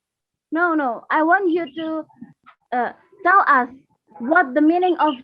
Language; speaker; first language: English; non-native, fluent; Indonesian